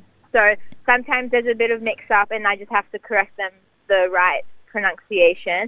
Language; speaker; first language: English; native; English